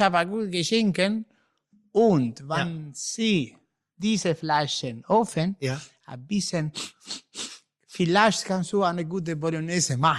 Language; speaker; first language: German; non-native, learner; Italian